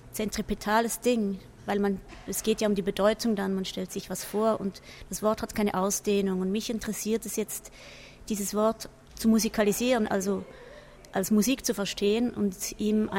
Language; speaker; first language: German; native; German